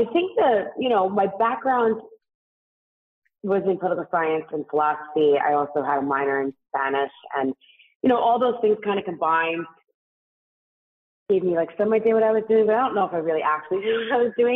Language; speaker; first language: English; native; English